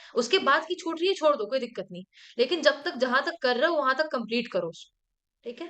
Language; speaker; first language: Hindi; native; Hindi